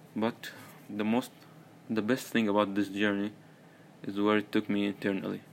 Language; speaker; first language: English; early bilingual, other home language; Arabic